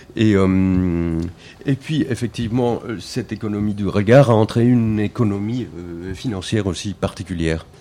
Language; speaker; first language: French; non-native, fluent; Spanish